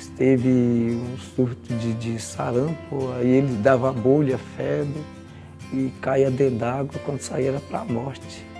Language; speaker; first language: Portuguese; non-native, local second language; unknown